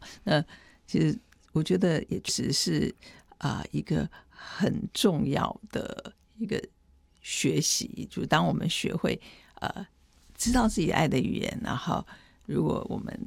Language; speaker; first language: Chinese; native; Chinese